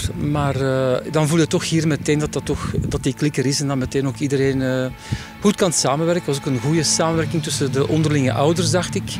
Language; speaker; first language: Dutch; native; Dutch